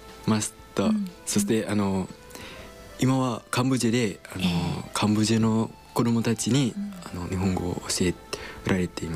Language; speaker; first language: Japanese; non-native, learner; Khmer